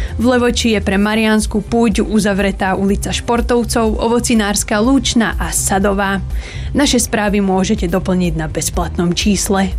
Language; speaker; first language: Slovak; native; Slovak